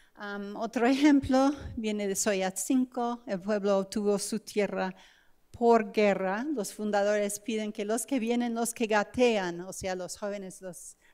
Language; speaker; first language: Spanish; non-native, fluent; English